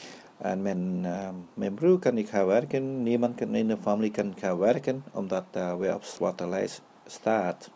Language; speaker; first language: Dutch; early bilingual, other home language; Vietnamese